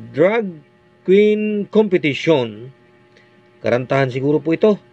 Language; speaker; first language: Filipino; non-native, local second language; Bikol